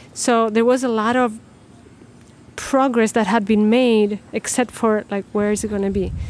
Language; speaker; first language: English; non-native, fluent; Spanish